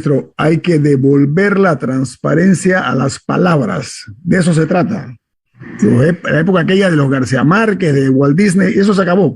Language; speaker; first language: Spanish; native; Spanish